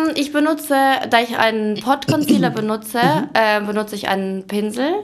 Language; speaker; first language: German; early bilingual, other home language; Ukrainian